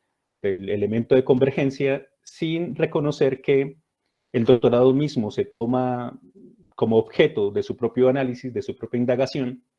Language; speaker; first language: Spanish; native; Spanish